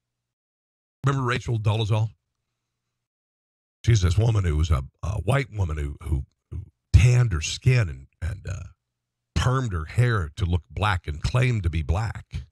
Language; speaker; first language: English; native; English